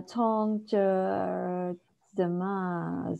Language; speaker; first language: Chinese; non-native, learner; English